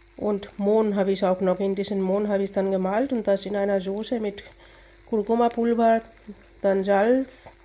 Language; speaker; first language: German; non-native, fluent; Bangla